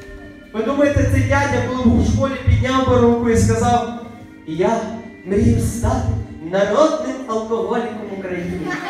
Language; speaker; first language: Ukrainian; native; Ukrainian